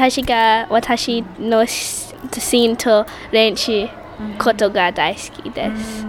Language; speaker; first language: Japanese; non-native, learner; English